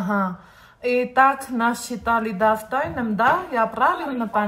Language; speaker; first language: Russian; non-native, learner; Armenian